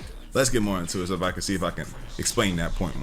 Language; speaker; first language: English; native; English